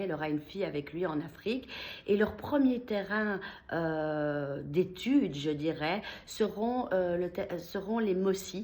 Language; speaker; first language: French; native; French